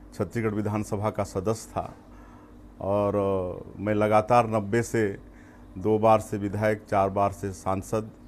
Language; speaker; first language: Hindi; native; Hindi